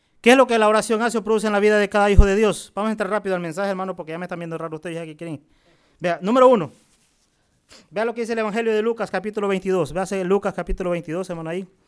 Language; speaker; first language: Spanish; native; Spanish